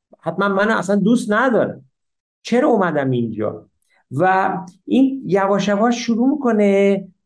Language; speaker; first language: Persian; early bilingual, heritage; English